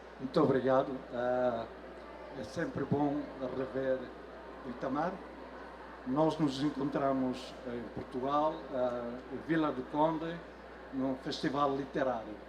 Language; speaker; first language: Portuguese; non-native, local second language; Tetum